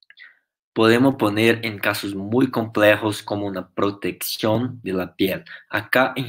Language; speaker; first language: Spanish; non-native, fluent; Portuguese